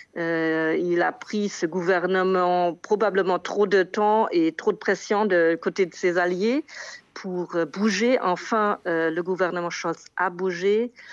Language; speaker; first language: French; non-native, fluent; German